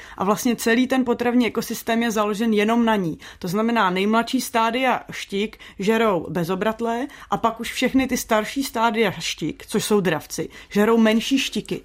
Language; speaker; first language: Czech; native; Czech